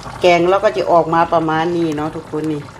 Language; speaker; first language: Thai; non-native, local second language; Lao